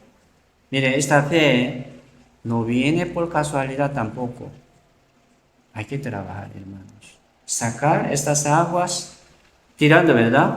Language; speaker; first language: Spanish; non-native, learner; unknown